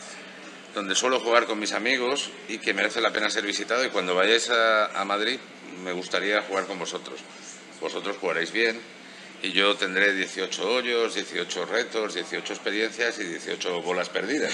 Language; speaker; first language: Spanish; native; Spanish